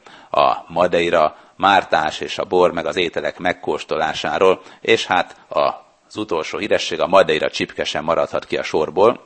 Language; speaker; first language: Hungarian; native; Hungarian